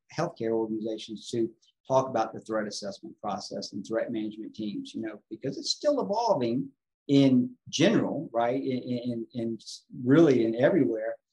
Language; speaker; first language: English; native; English